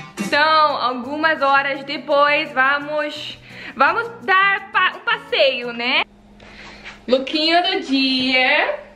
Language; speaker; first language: Portuguese; non-native, learner; Dutch